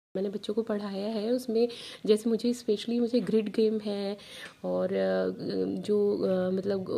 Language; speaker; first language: Hindi; native; Hindi